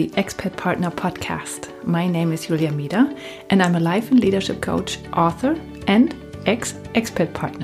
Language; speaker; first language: English; non-native, fluent; German